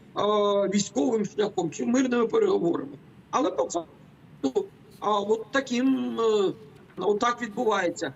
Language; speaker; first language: Ukrainian; native; Ukrainian